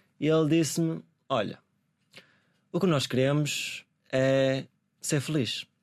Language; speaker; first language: Portuguese; native; Portuguese